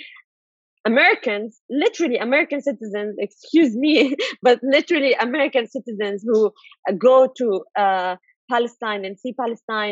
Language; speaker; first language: English; non-native, fluent; Arabic